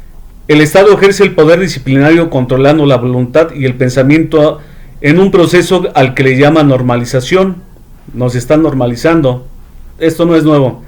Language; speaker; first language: Spanish; native; Spanish